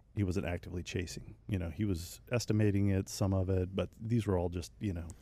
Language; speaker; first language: English; native; English